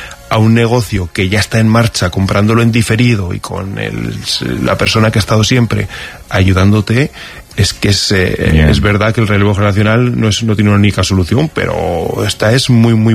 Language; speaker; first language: Spanish; native; Spanish